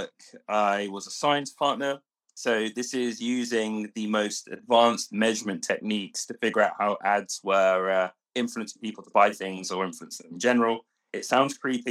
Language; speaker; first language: English; native; English